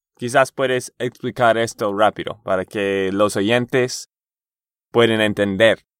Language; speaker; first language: Spanish; non-native, fluent; English